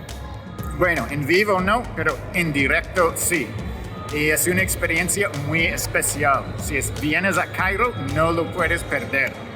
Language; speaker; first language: Spanish; non-native, fluent; English